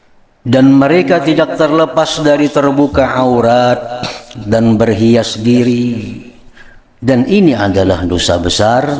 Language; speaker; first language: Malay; non-native, local second language; Banjar